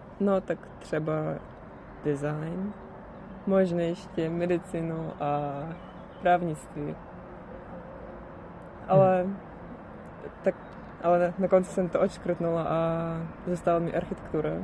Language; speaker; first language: Czech; non-native, fluent; Russian